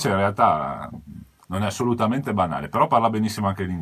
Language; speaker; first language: Italian; native; Italian